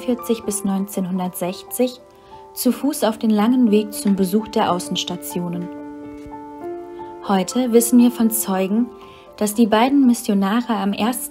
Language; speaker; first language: German; native; German